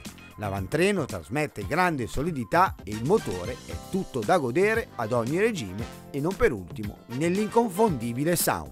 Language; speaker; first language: Italian; native; Italian